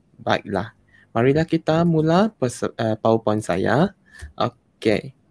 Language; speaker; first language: Malay; non-native, local second language; Chinese